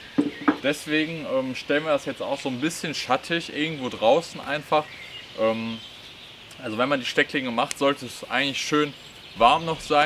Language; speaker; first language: German; native; German